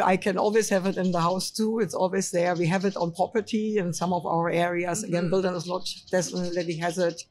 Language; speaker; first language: English; non-native, fluent; German